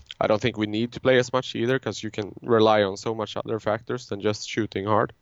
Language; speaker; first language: English; non-native, fluent; Swedish